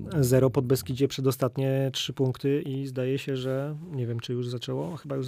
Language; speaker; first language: Polish; native; Polish